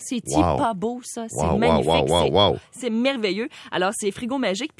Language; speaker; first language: French; native; French